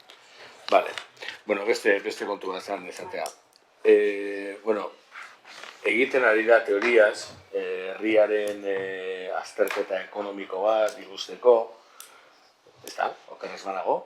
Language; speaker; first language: Basque; native; Basque